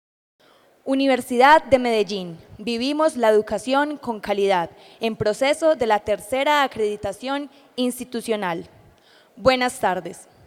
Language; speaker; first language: Spanish; native; Spanish